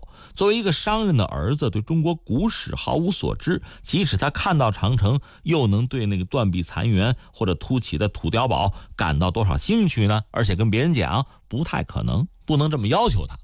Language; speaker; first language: Chinese; native; Chinese